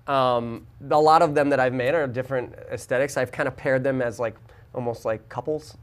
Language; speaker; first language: English; native; English